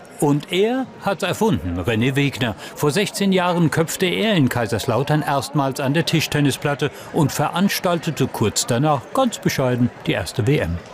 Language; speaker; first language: German; native; German